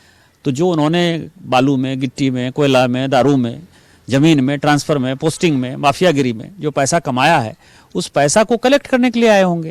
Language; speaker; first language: Hindi; native; Hindi